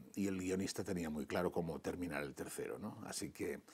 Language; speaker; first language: Spanish; non-native, local second language; Catalan